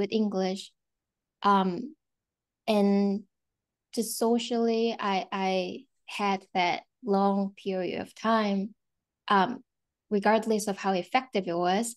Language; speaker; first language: English; non-native, fluent; Korean